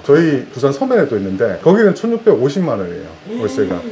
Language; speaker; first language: Korean; native; Korean